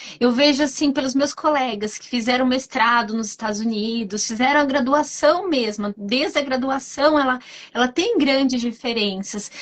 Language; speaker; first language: Portuguese; native; Portuguese